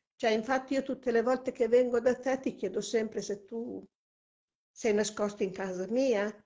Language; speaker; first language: Italian; native; Italian